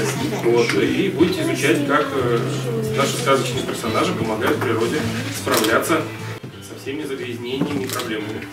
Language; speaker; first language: Russian; native; Russian